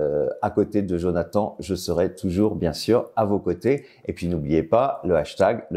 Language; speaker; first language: French; native; French